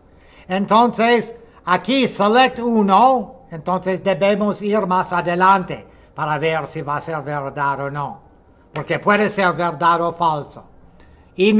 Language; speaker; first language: Spanish; non-native, fluent; English